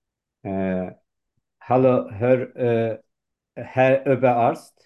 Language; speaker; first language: German; non-native, learner; Turkish